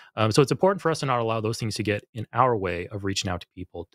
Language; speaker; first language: English; native; English